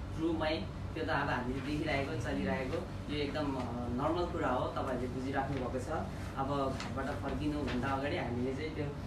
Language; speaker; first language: Nepali; non-native, local second language; Gurung